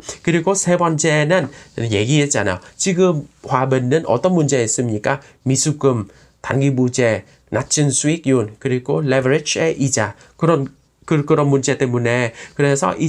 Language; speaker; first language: Korean; non-native, fluent; Vietnamese